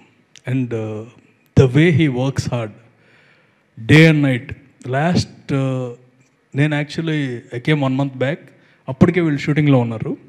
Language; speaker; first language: Telugu; native; Telugu